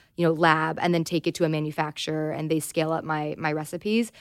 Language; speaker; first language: English; native; English